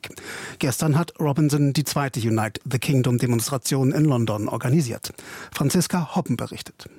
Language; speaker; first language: German; native; German